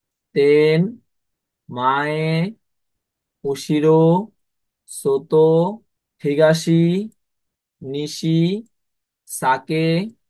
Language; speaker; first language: Japanese; non-native, fluent; Bangla